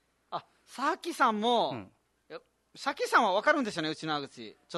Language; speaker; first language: Japanese; non-native, fluent; Nepali